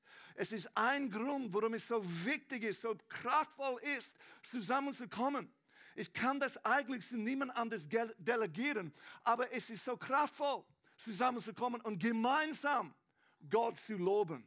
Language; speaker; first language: German; non-native, learner; English